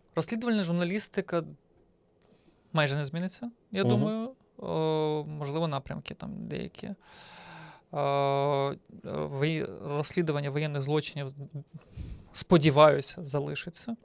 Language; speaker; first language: Ukrainian; native; Ukrainian